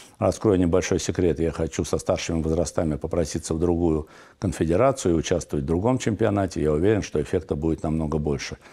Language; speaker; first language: Russian; non-native, local second language; Armenian